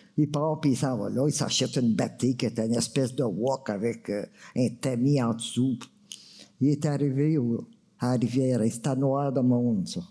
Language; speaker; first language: French; native; French